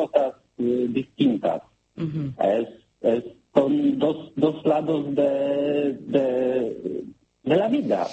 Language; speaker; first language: Spanish; non-native, learner; Polish